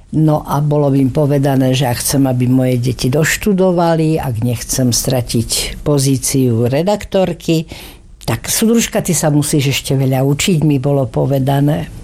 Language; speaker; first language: Slovak; native; Slovak